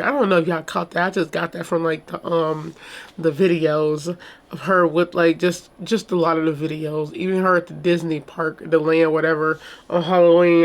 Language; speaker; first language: English; native; English